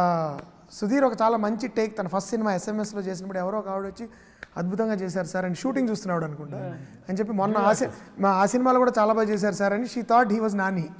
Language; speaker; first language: Telugu; native; Telugu